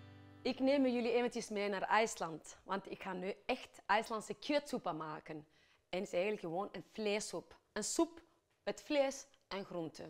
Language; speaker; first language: Dutch; non-native, fluent; Icelandic